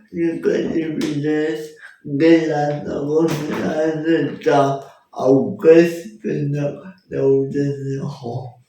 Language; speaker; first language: Basque; early bilingual, other home language; Russian